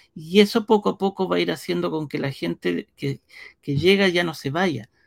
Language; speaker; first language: Spanish; early bilingual, heritage; Spanish